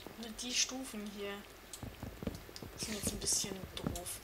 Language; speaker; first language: German; native; German